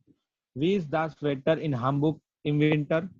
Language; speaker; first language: German; non-native, learner; Gujarati